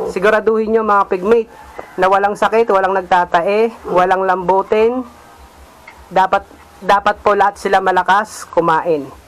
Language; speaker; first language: Filipino; native; Filipino